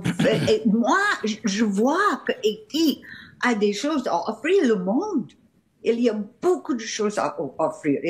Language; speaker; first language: French; non-native, fluent; English